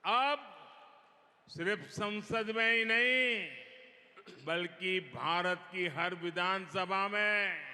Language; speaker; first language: Hindi; non-native, local second language; Gujarati